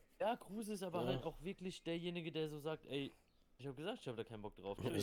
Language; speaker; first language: German; native; German